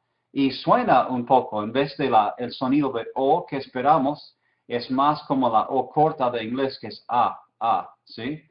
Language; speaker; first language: Spanish; non-native, fluent; English